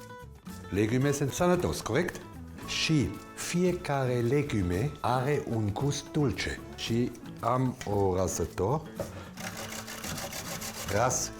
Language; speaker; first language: Romanian; non-native, learner; Swiss German